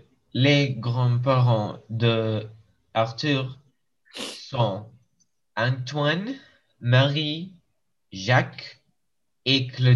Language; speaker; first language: French; non-native, learner; English